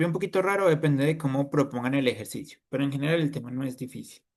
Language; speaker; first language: Spanish; native; Spanish